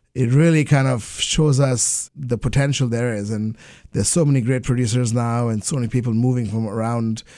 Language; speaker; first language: English; non-native, local second language; Bangla